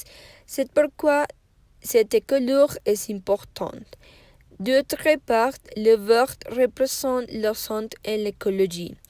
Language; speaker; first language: French; non-native, learner; Spanish